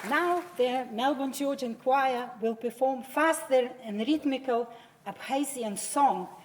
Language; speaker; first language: English; non-native, fluent; Lithuanian